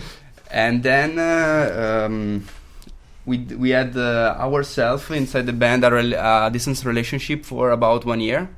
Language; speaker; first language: English; non-native, fluent; Italian